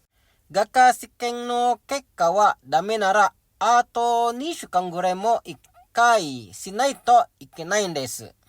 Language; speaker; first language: Japanese; non-native, learner; Indonesian